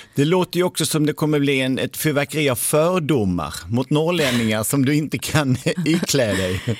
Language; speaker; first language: Swedish; native; Swedish